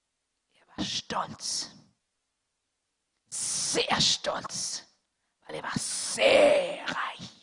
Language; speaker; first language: German; non-native, fluent; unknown